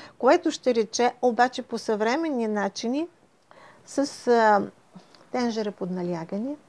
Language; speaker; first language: Bulgarian; native; Bulgarian